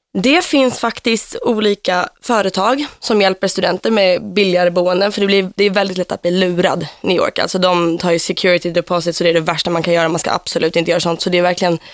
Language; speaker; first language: Swedish; early bilingual, heritage; Swedish